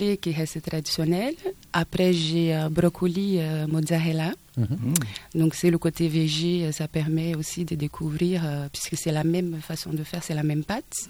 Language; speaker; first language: French; non-native, fluent; Portuguese